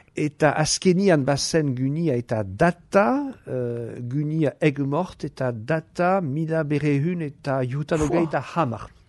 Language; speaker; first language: Basque; native; Basque